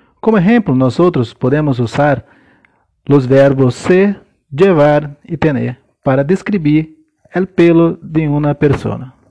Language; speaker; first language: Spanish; non-native, learner; Portuguese